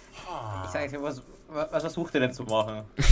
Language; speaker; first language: German; native; German